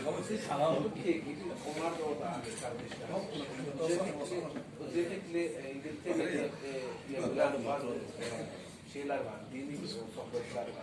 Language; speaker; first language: Turkish; non-native, fluent; Somali